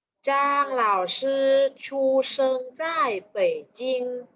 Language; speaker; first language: Chinese; non-native, fluent; Thai